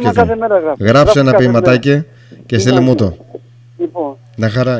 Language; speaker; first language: Greek; native; Greek